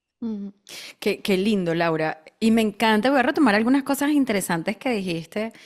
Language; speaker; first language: Spanish; native; Spanish